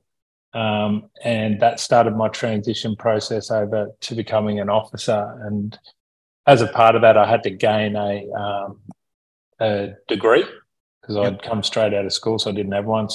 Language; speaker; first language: English; native; English